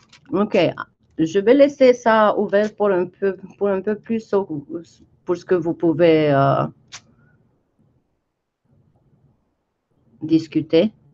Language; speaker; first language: French; early bilingual, heritage; French